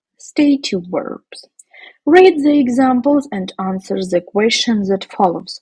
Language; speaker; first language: English; non-native, fluent; Ukrainian